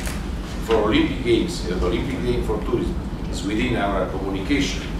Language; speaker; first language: English; non-native, learner; Italian